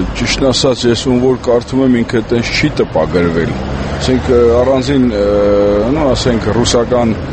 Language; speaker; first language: Armenian; native; Armenian